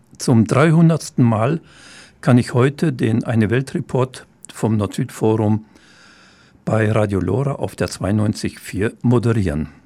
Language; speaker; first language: German; native; German